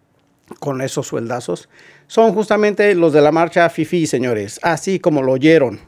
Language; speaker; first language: Spanish; native; Spanish